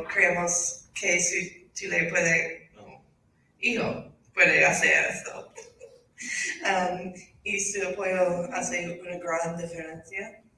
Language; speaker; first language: Spanish; non-native, learner; English